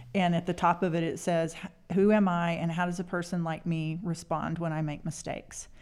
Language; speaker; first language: English; native; English